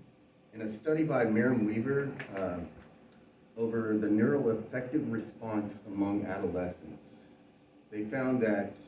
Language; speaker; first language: English; native; English